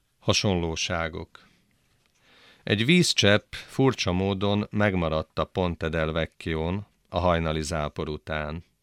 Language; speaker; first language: Hungarian; native; Hungarian